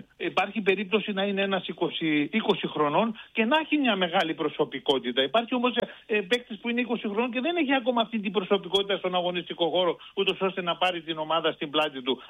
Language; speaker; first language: Greek; early bilingual, heritage; Greek